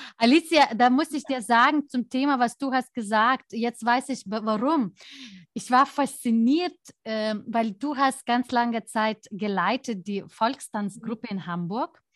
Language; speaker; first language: German; non-native, fluent; Lithuanian